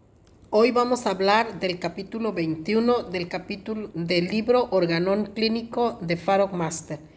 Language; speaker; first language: Spanish; native; Spanish